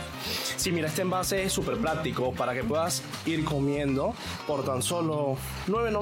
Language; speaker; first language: Spanish; native; Spanish